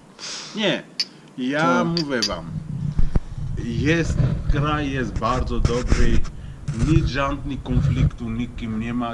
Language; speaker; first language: Polish; non-native, fluent; Armenian